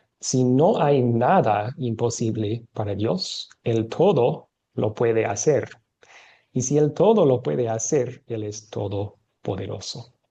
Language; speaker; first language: Spanish; non-native, fluent; English